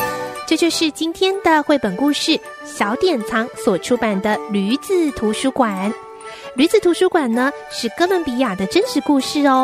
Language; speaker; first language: Chinese; native; Chinese